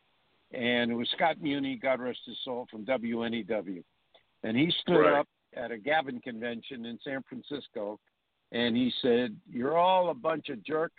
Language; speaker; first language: English; native; English